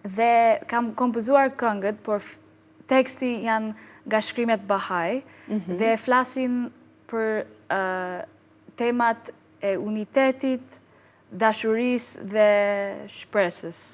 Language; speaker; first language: Albanian; non-native, learner; English